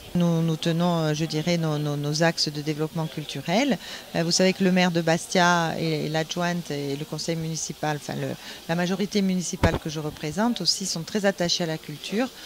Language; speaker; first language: French; native; French